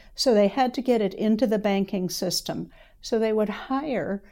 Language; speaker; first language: English; native; English